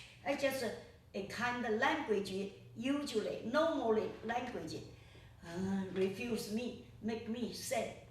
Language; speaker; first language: English; non-native, learner; Chinese